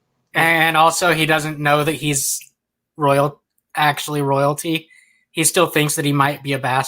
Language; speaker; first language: English; native; English